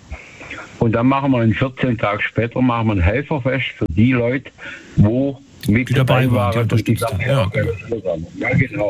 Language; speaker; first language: German; native; German